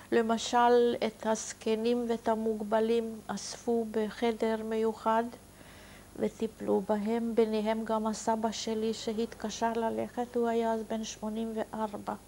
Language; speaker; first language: Hebrew; non-native, fluent; Hungarian